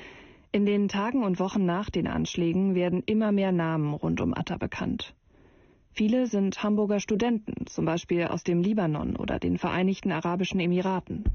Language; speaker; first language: German; native; German